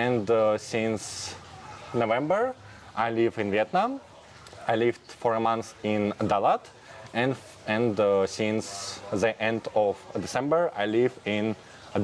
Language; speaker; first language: English; non-native, fluent; Russian